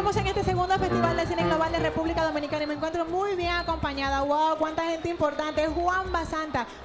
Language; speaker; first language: Spanish; native; Spanish